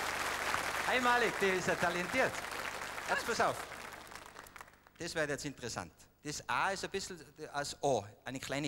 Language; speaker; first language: German; native; German